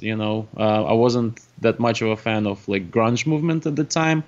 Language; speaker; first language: English; non-native, fluent; Russian